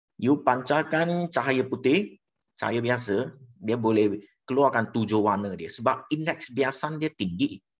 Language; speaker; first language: Malay; non-native, local second language; Chinese